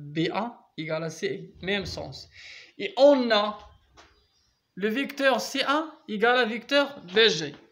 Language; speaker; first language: French; non-native, local second language; Arabic